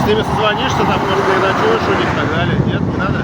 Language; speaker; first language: Russian; native; Russian